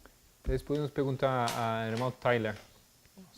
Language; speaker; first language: Portuguese; non-native, fluent; German